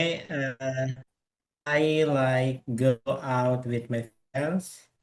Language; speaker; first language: English; non-native, learner; Indonesian